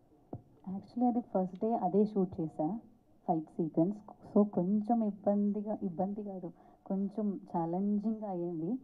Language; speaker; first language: Telugu; non-native, learner; Malayalam